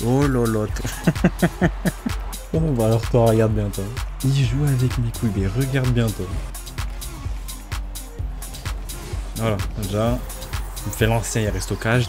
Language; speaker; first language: French; native; French